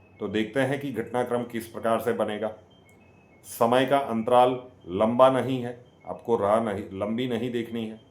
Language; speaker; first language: Hindi; non-native, local second language; Gujarati